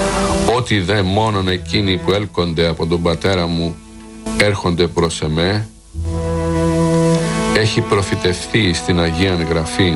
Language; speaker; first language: Greek; native; Greek